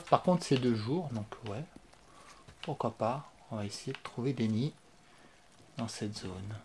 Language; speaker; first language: French; native; French